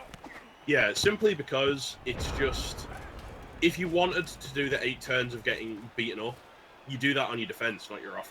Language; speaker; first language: English; native; English